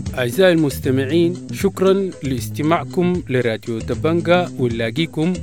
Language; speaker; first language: Arabic; native; Arabic